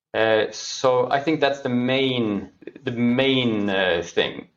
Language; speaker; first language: English; non-native, fluent; Norwegian